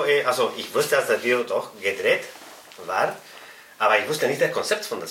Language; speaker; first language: German; non-native, fluent; Spanish